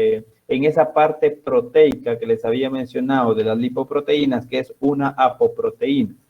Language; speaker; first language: Spanish; native; Spanish